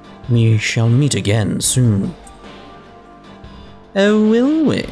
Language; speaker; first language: English; native; English